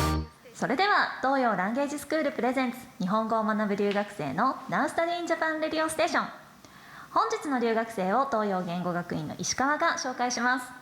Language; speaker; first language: Japanese; native; Japanese